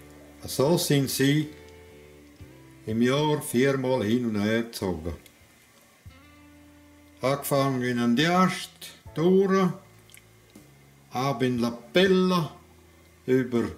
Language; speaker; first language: German; non-native, local second language; Romansh